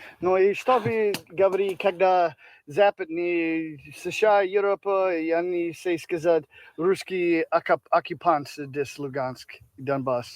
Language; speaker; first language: Russian; non-native, learner; English